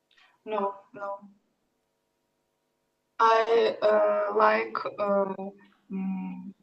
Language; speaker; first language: English; non-native, learner; Russian